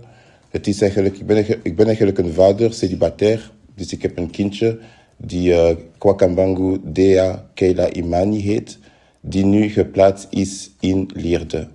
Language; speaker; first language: Dutch; non-native, fluent; French